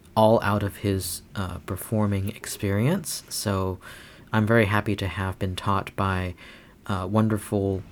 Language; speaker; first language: English; non-native, fluent; Chinese